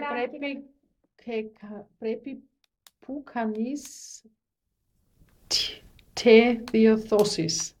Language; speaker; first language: Greek; non-native, learner; German